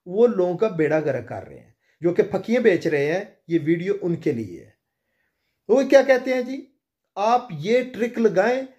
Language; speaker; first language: Urdu; non-native, local second language; Punjabi